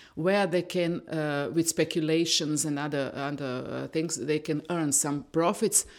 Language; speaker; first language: English; non-native, fluent; Croatian